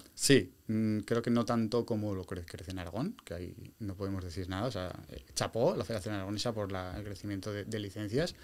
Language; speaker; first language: Spanish; native; Spanish